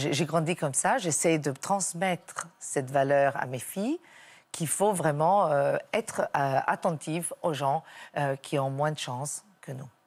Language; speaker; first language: French; non-native, fluent; Italian